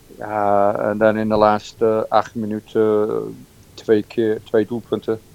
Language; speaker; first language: Dutch; non-native, fluent; English